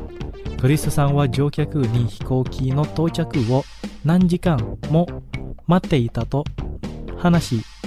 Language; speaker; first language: Japanese; non-native, fluent; Indonesian